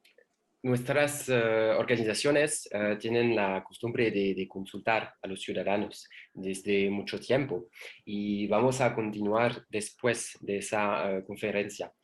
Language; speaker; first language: Spanish; non-native, learner; French